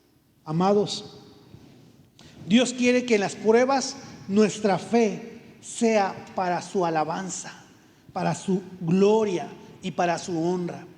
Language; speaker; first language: Spanish; native; Spanish